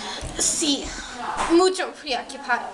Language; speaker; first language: Spanish; non-native, learner; English